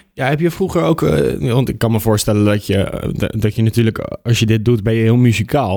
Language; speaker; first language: Dutch; native; Dutch